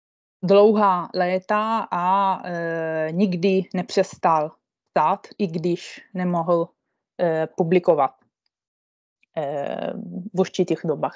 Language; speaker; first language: Czech; non-native, fluent; Italian